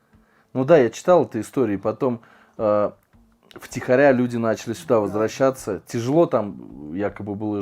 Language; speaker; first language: Russian; native; Russian